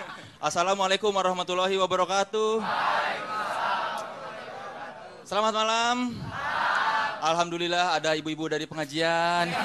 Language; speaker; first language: Indonesian; native; Indonesian